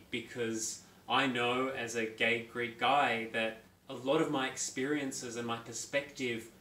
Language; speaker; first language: English; native; English